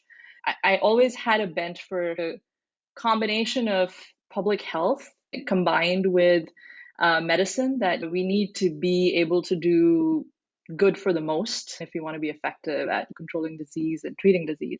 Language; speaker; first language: English; non-native, local second language; Hindi